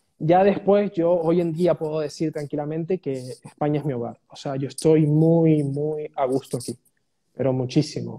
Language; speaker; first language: Spanish; native; Spanish